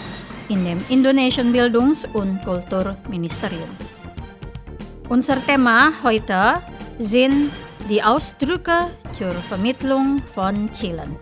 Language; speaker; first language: German; non-native, fluent; Indonesian